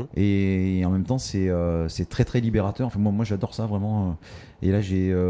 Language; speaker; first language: French; native; French